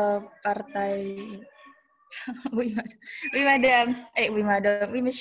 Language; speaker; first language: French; non-native, learner; Indonesian